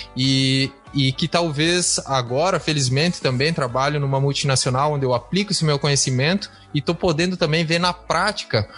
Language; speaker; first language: Portuguese; native; Portuguese